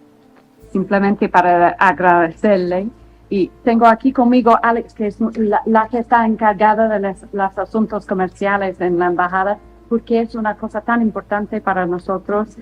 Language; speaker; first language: Spanish; non-native, fluent; English